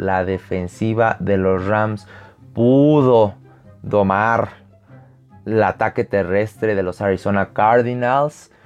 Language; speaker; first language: Spanish; native; Spanish